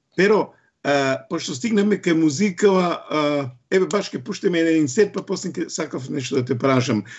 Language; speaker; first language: Macedonian; non-native, local second language; Romany